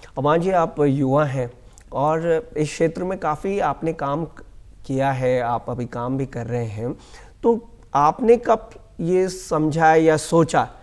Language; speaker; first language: Hindi; native; Hindi